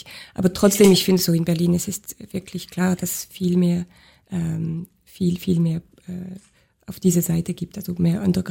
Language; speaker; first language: German; non-native, local second language; French